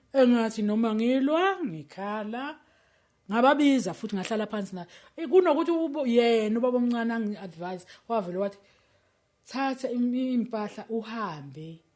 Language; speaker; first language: Zulu; native; Zulu